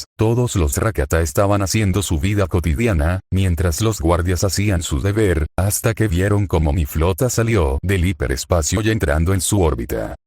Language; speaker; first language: Spanish; native; Spanish